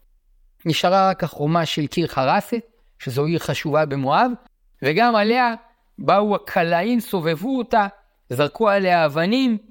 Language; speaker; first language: Hebrew; native; Hebrew